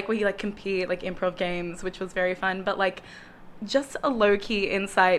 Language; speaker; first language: English; native; English